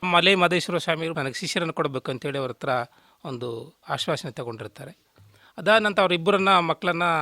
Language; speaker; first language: Kannada; native; Kannada